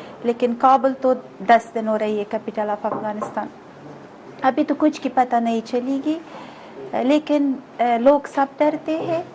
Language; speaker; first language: Hindi; non-native, fluent; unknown